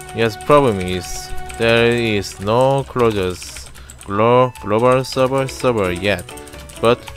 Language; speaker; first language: English; non-native, learner; Korean